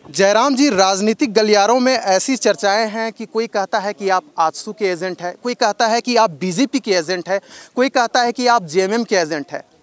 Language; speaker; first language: Hindi; native; Hindi